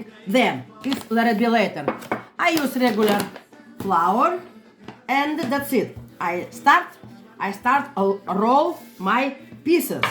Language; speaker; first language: English; non-native, learner; Russian